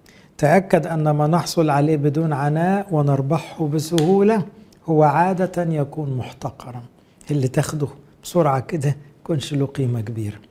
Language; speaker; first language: Arabic; native; Arabic